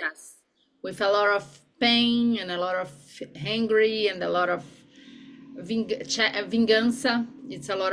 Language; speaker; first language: English; non-native, learner; Portuguese